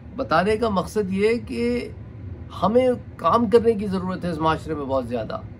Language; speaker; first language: Urdu; native; Urdu